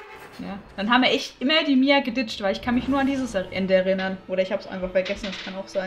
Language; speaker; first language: German; native; German